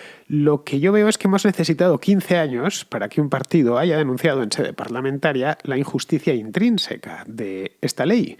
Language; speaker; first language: Spanish; native; Spanish